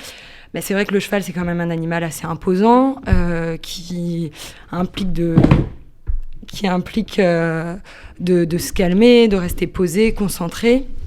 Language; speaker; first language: French; native; French